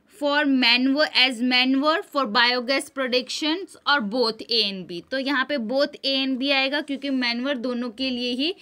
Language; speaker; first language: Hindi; non-native, local second language; Gujarati